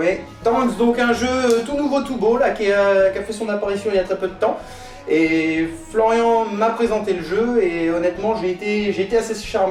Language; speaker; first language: French; native; French